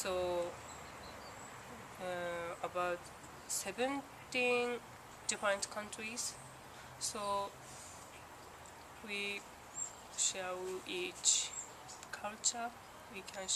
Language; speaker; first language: English; non-native, learner; Japanese